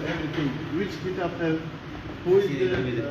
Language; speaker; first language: English; non-native, learner; Turkish